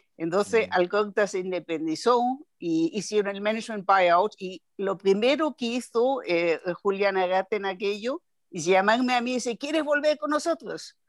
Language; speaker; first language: Spanish; non-native, fluent; German